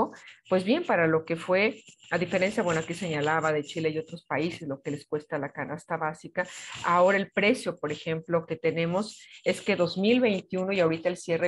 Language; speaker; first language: Spanish; native; Spanish